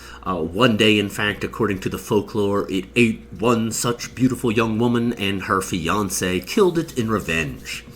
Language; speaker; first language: English; native; English